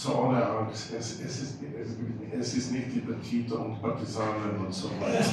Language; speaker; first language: German; non-native, learner; Slovenian